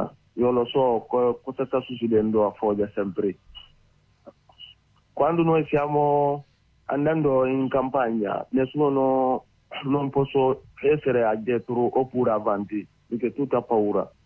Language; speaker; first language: Italian; non-native, learner; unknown